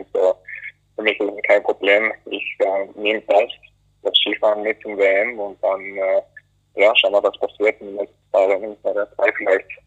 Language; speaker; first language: German; non-native, fluent; English